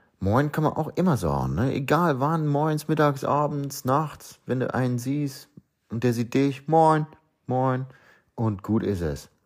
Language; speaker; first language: German; native; German